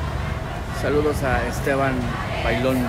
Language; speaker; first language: Spanish; native; Spanish